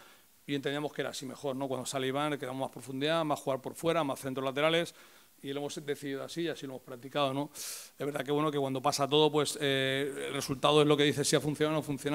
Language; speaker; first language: Spanish; native; Spanish